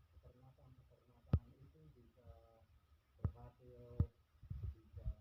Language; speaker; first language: Indonesian; non-native, fluent; English